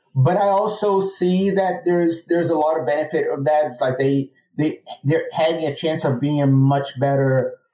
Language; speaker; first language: English; non-native, fluent; Portuguese